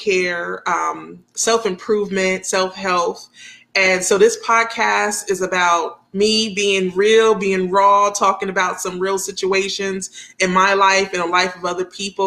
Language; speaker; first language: English; native; English